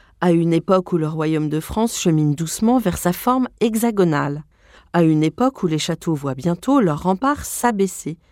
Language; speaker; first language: French; native; French